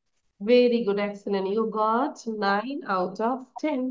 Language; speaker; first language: English; non-native, learner; Bangla